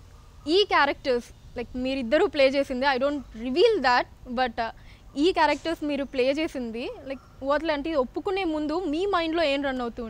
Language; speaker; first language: Telugu; native; Telugu